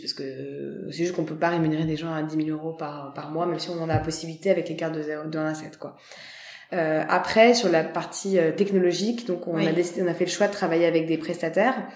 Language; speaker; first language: French; native; French